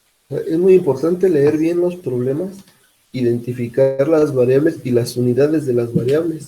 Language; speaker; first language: Spanish; native; Spanish